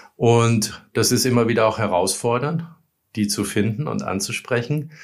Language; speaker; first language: German; native; German